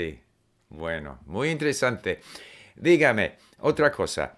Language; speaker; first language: Spanish; non-native, fluent; English